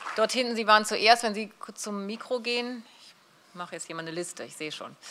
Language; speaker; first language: German; native; German